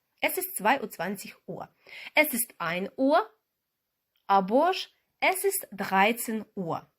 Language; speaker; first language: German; non-native, fluent; Ukrainian